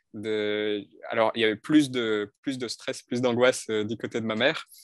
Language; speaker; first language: French; native; French